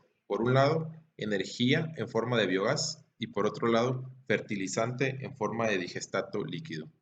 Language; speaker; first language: Spanish; native; Spanish